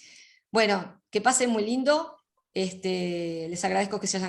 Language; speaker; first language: Spanish; native; Spanish